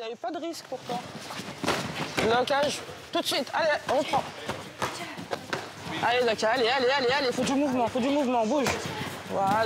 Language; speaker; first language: French; native; French